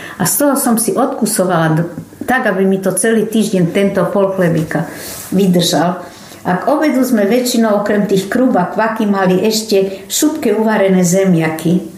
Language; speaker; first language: Slovak; native; Slovak